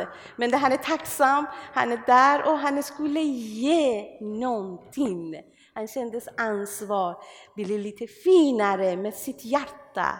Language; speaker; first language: Swedish; non-native, learner; Persian